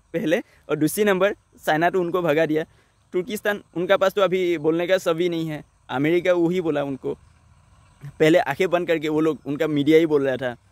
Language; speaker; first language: Hindi; non-native, local second language; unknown